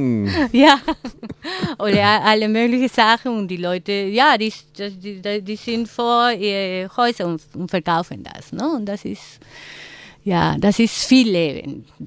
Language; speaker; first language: German; non-native, fluent; Spanish